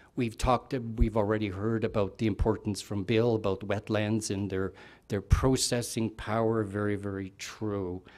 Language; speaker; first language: English; native; English